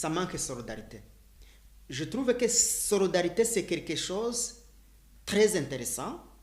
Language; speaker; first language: French; non-native, learner; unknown